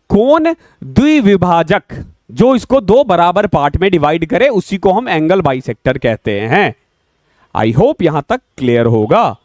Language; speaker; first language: Hindi; native; Hindi